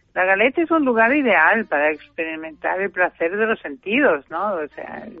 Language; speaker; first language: Spanish; non-native, fluent; German